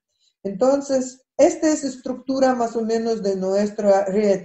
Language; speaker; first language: Spanish; non-native, fluent; Russian